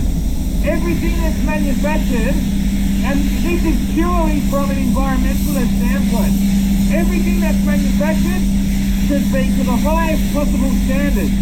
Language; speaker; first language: English; native; English